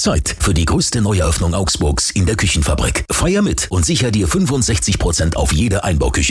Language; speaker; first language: German; native; German